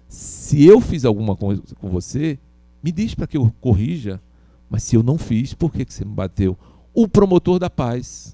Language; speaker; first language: Portuguese; native; Portuguese